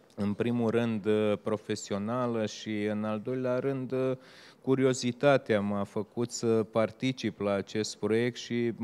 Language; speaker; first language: Romanian; native; Romanian